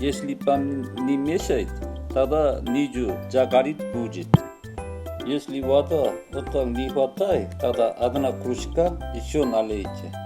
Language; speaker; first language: Russian; non-native, learner; Korean